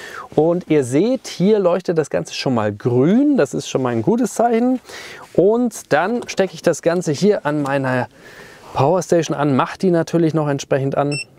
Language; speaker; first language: German; native; German